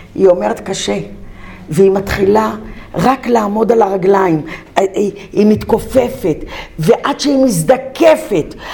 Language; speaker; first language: Hebrew; early bilingual, other home language; Arabic